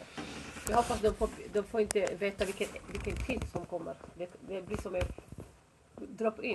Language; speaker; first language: Swedish; non-native, fluent; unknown